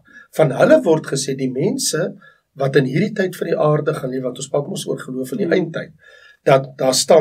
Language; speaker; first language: Afrikaans; native; Afrikaans